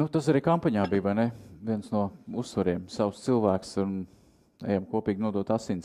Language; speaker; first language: Latvian; native; Latvian